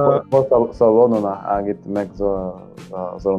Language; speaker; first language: Turkish; non-native, learner; Portuguese